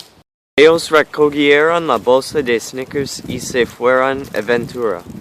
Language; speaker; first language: Spanish; non-native, learner; English